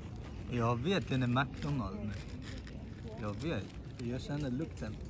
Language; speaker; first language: Swedish; early bilingual, other home language; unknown